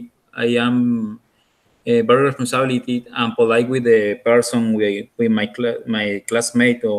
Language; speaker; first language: English; non-native, learner; Spanish